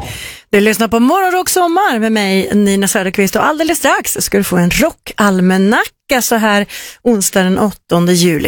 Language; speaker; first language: Swedish; native; Swedish